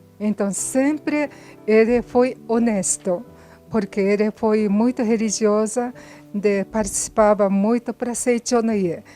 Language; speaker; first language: Portuguese; non-native, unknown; Japanese